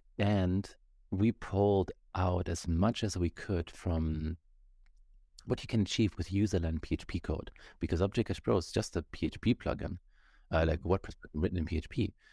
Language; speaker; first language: English; non-native, fluent; German